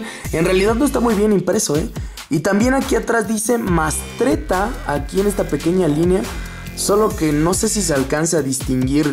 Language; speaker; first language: Spanish; native; Spanish